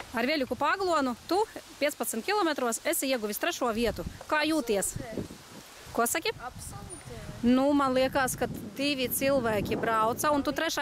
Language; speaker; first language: Latvian; native; Latvian